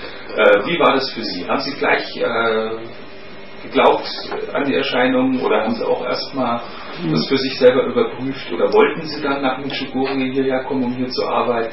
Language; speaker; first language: German; native; German